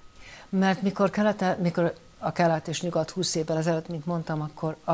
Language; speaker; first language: Hungarian; early bilingual, heritage; Hungarian